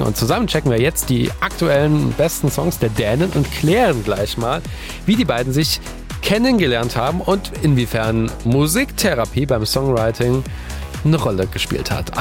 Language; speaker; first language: German; native; German